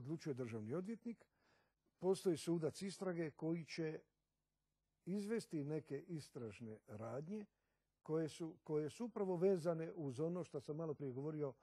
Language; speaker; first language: Croatian; native; Croatian